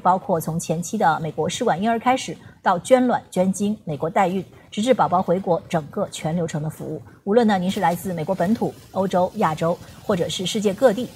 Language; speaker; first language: Chinese; native; Chinese